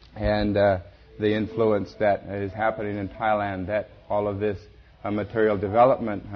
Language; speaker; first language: English; native; English